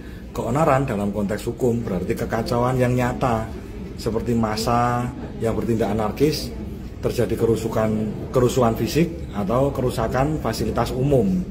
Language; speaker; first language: Indonesian; native; Indonesian